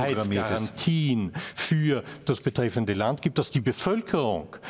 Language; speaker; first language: German; native; German